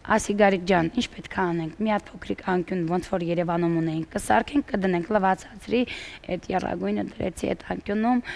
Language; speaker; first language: Armenian; native; Armenian